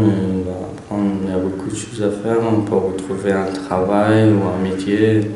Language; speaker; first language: French; non-native, learner; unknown